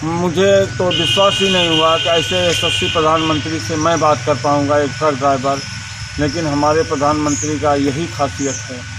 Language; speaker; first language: Hindi; native; Hindi